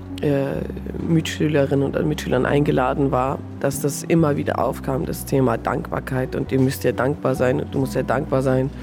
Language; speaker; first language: German; early bilingual, other home language; Persian